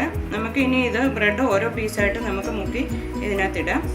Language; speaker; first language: Malayalam; native; Malayalam